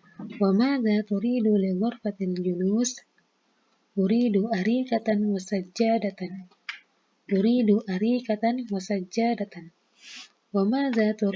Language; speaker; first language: Arabic; non-native, fluent; Indonesian